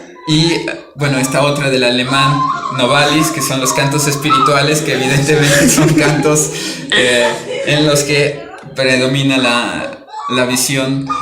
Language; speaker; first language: Spanish; native; Spanish